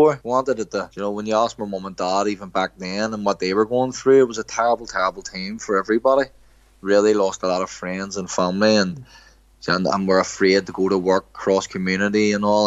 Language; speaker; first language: English; native; English